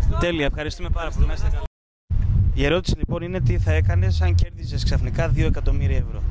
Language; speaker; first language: Greek; native; Greek